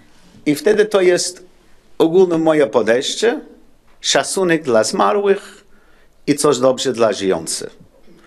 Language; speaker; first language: Polish; non-native, learner; English